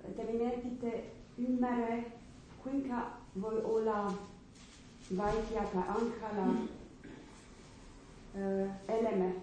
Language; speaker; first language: Finnish; non-native, learner; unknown